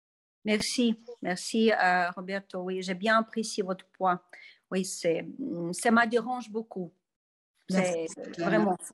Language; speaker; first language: French; non-native, fluent; Russian